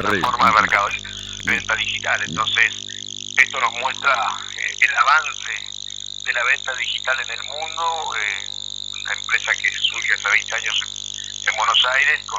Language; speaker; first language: Spanish; native; Spanish